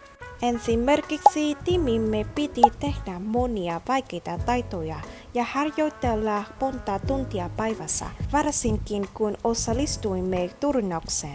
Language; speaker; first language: Finnish; non-native, learner; Vietnamese